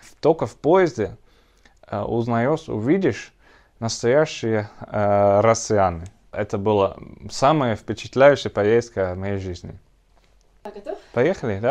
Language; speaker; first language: Russian; non-native, learner; Dutch